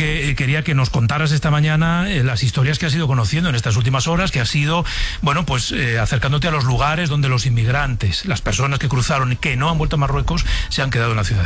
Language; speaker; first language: Spanish; native; Spanish